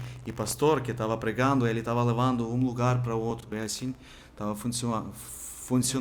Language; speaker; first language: Portuguese; non-native, fluent; Ukrainian